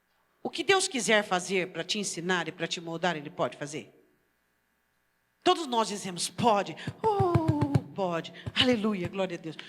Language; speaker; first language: Portuguese; native; Portuguese